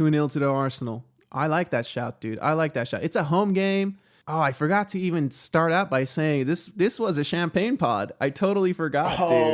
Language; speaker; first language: English; native; English